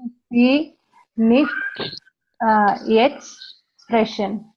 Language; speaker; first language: German; non-native, learner; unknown